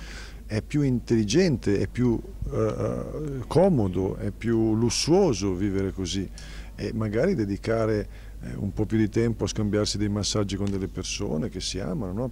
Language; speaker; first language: Italian; native; Italian